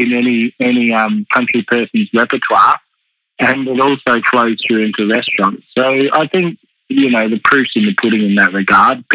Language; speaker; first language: English; native; English